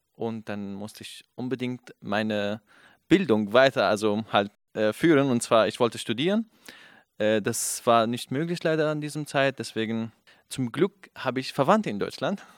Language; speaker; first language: German; non-native, fluent; Kurdish